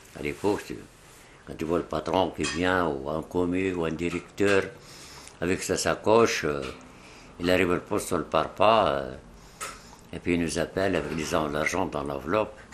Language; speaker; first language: French; non-native, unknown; Arabic